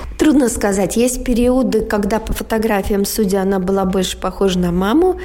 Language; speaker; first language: Russian; native; Russian